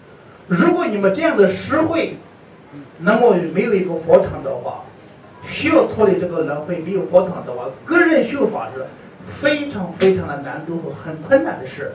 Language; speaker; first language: Chinese; non-native, fluent; Tibetan